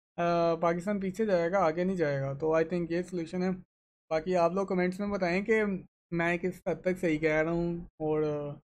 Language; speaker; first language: Urdu; native; Urdu